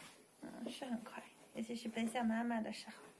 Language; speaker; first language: Chinese; native; Chinese